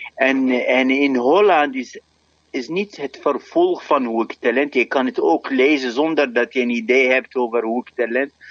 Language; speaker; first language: Dutch; non-native, fluent; Arabic